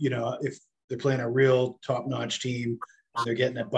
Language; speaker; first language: English; native; English